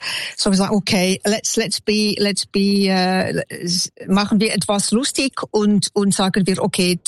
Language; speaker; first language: German; non-native, local second language; French